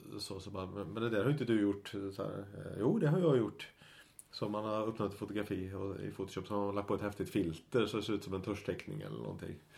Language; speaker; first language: Swedish; native; Swedish